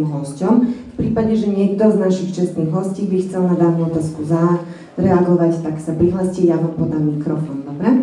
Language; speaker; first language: Slovak; native; Slovak